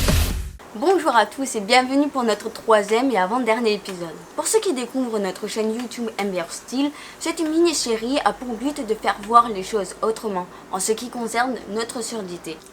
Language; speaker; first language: French; native; French